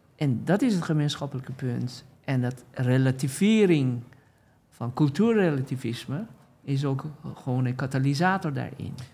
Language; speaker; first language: Dutch; non-native, fluent; Persian